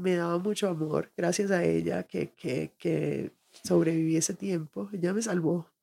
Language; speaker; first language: Spanish; early bilingual, heritage; Spanish